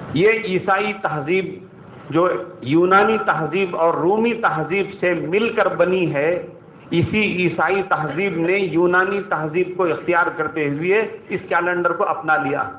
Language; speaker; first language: Urdu; native; Urdu